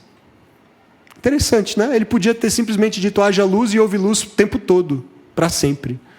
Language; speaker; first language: Portuguese; native; Portuguese